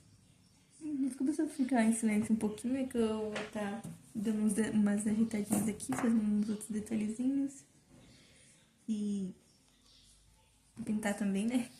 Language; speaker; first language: Portuguese; native; Portuguese